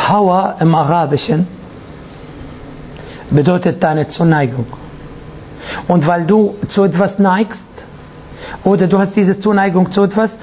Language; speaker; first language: German; non-native, fluent; Arabic